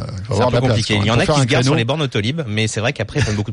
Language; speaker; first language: French; native; French